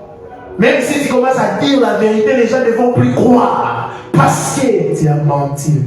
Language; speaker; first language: French; non-native, local second language; Lingala